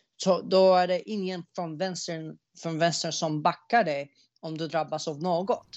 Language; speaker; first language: Swedish; early bilingual, other home language; Arabic